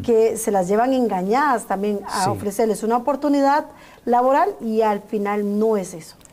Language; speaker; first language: Spanish; native; Spanish